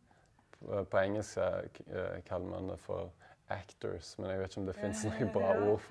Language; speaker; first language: Norwegian; native; Norwegian